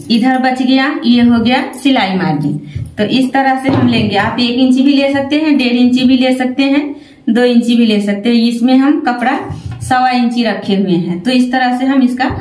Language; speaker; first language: Hindi; native; Hindi